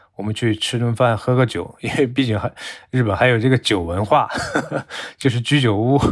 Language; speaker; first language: Chinese; non-native, fluent; Japanese